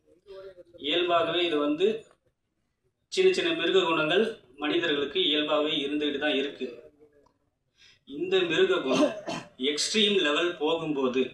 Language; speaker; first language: Tamil; native; Tamil